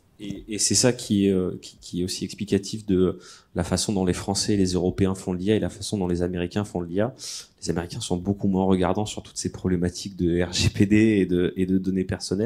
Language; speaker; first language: French; native; French